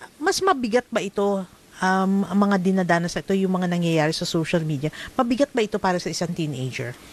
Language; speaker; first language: Filipino; native; Filipino